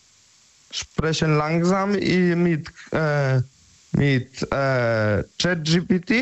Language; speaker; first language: German; non-native, learner; Polish